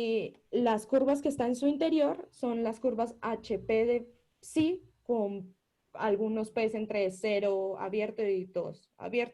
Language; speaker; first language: Spanish; native; Spanish